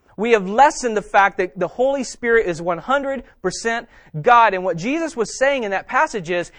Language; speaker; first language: English; native; English